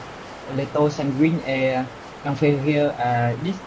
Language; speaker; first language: French; non-native, learner; Vietnamese